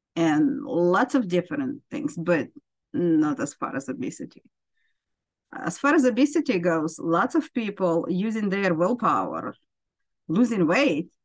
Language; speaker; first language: English; non-native, fluent; Ukrainian